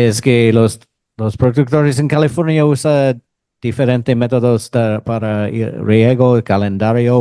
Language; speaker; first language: Spanish; non-native, fluent; English